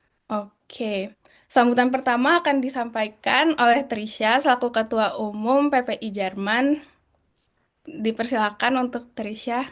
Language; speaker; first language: Indonesian; native; Indonesian